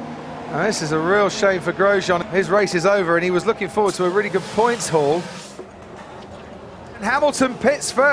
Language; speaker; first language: English; native; English